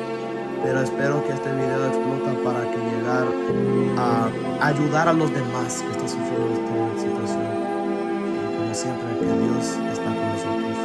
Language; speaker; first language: Spanish; early bilingual, heritage; Spanish